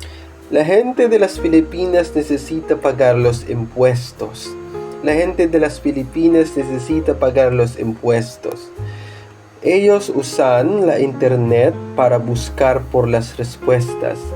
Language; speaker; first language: Spanish; non-native, learner; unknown